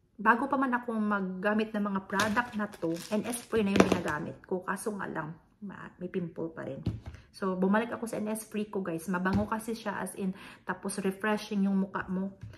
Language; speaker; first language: Filipino; non-native, local second language; Hiligaynon